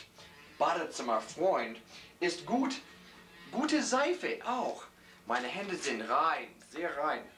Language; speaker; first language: German; non-native, learner; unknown